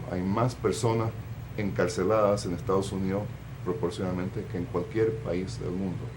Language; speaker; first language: Spanish; early bilingual, heritage; Spanish